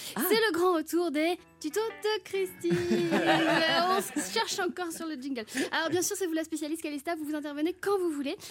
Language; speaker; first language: French; native; French